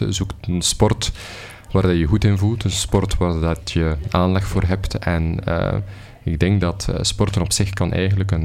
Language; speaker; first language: Dutch; native; Dutch